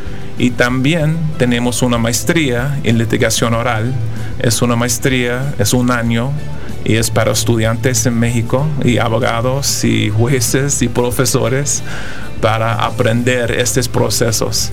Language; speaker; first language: Spanish; non-native, fluent; English